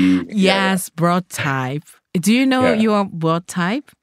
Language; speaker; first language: English; non-native, learner; Japanese